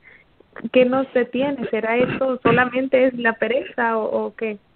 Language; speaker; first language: Spanish; native; Spanish